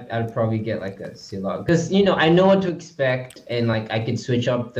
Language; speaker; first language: English; non-native, local second language; Yoruba